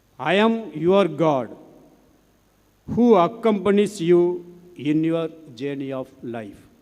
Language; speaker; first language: English; non-native, local second language; Tamil